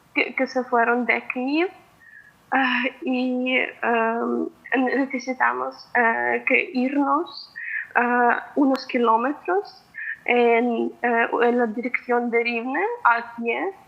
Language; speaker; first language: Spanish; non-native, fluent; Ukrainian